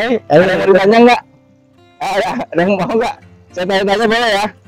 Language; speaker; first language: Indonesian; native; Indonesian